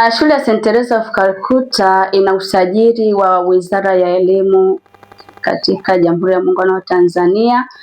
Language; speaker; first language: Swahili; native; Swahili